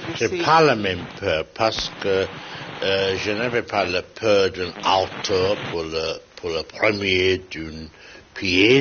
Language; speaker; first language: French; non-native, learner; English